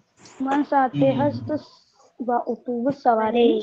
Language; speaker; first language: Persian; non-native, learner; Urdu